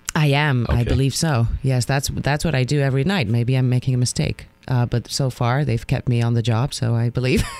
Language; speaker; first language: English; non-native, fluent; Spanish